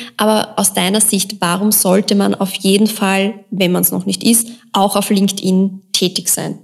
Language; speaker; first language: German; native; German